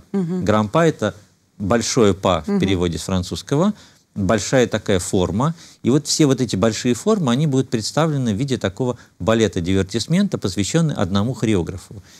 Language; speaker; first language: Russian; native; Russian